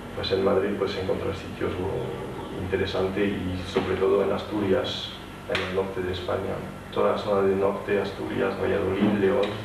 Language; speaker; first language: Spanish; non-native, fluent; French